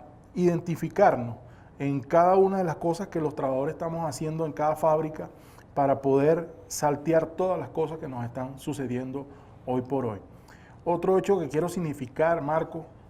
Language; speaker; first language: Spanish; native; Spanish